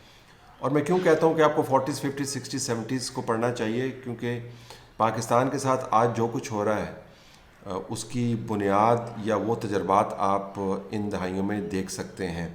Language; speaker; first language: Urdu; native; Urdu